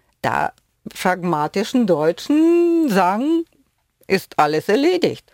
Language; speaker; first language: German; non-native, fluent; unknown